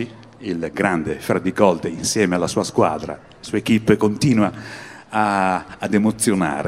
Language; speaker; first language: Italian; native; Italian